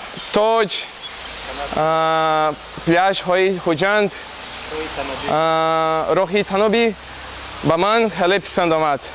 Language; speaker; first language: Persian; non-native, learner; Portuguese